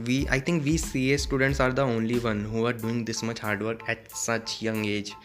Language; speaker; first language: English; non-native, local second language; Hindi